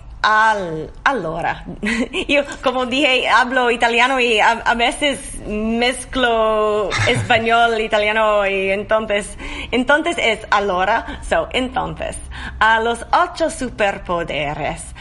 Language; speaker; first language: Spanish; non-native, learner; English